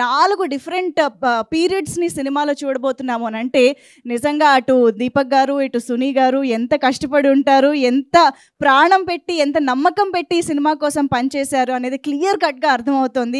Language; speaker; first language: Telugu; native; Telugu